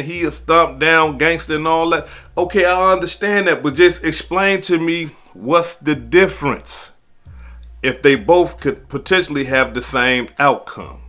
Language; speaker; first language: English; native; English